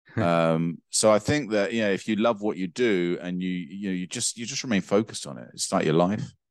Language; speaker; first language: English; native; English